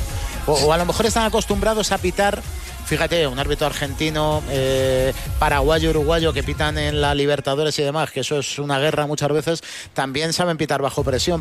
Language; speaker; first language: Spanish; native; Spanish